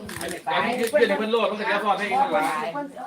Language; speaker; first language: Thai; non-native, local second language; Lao